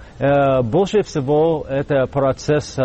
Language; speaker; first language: Russian; non-native, fluent; English